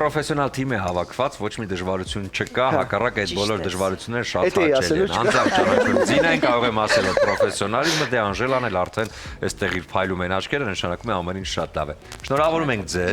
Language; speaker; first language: Armenian; native; Armenian